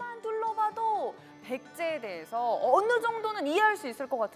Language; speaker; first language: Korean; native; Korean